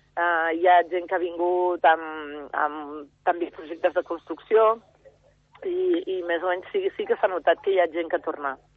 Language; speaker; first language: Catalan; early bilingual, other home language; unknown